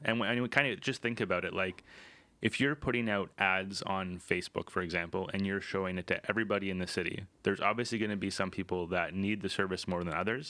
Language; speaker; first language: English; native; English